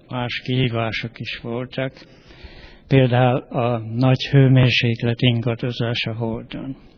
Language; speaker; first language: Hungarian; native; Hungarian